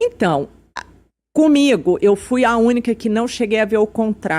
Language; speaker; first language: Portuguese; native; Portuguese